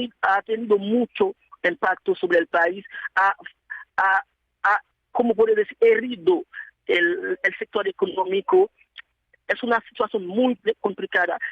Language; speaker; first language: Spanish; non-native, fluent; Haitian Creole